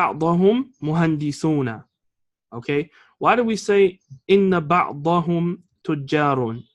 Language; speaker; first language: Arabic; non-native, fluent; English